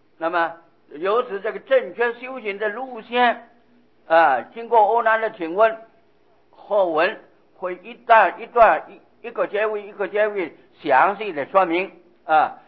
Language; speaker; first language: Chinese; non-native, local second language; Hakka Chinese